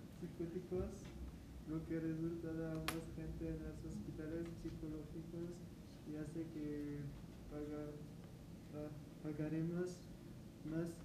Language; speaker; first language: Spanish; non-native, learner; French